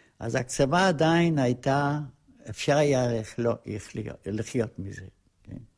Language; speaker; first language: Hebrew; non-native, fluent; Polish